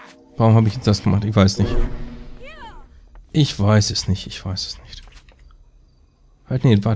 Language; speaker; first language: German; native; German